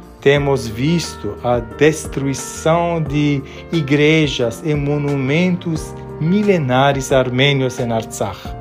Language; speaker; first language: Portuguese; non-native, fluent; Armenian